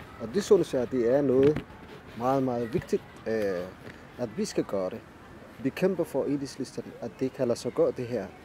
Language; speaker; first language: Danish; non-native, fluent; Somali